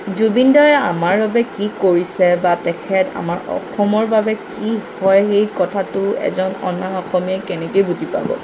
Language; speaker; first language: Assamese; native; Assamese